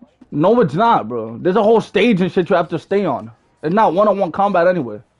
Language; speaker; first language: English; early bilingual, other home language; Spanish